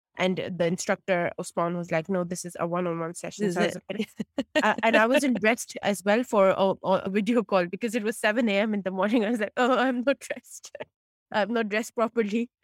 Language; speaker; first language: English; non-native, local second language; Urdu